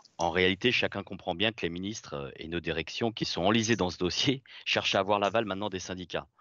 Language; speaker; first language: French; native; French